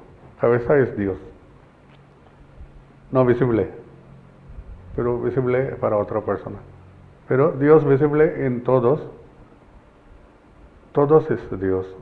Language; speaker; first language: Spanish; non-native, learner; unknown